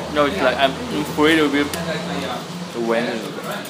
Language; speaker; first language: English; non-native, fluent; Chinese